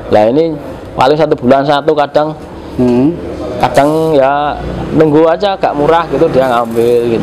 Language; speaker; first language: Indonesian; native; Indonesian